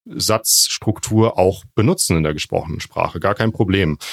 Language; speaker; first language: German; native; German